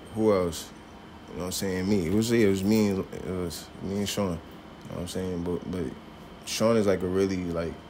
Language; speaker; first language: English; native; English